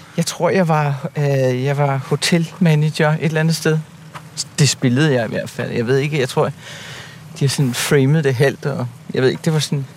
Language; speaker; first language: Danish; native; Danish